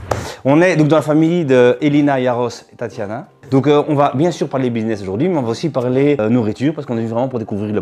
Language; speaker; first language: French; native; French